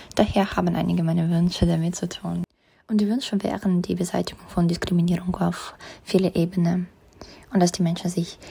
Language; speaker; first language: German; non-native, fluent; Russian